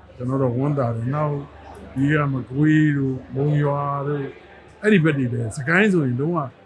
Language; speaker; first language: Burmese; native; Burmese